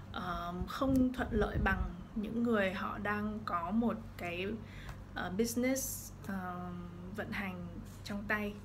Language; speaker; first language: Vietnamese; early bilingual, heritage; Vietnamese